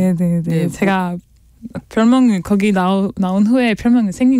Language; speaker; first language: Korean; non-native, learner; French